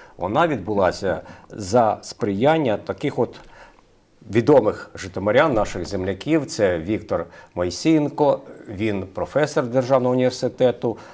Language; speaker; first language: Ukrainian; native; Ukrainian